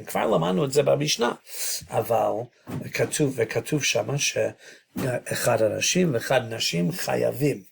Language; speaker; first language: Hebrew; non-native, fluent; English